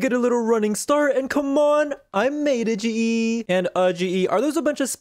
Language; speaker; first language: English; native; English